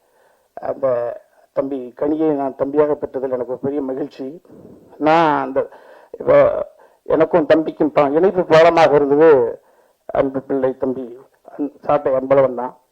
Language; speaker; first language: Tamil; native; Tamil